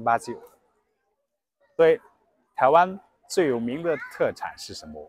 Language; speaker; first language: Chinese; native; Chinese